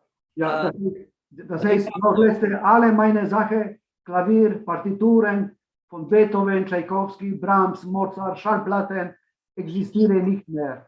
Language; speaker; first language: German; non-native, learner; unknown